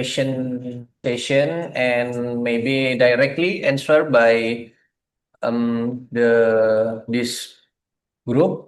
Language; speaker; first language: English; non-native, learner; Indonesian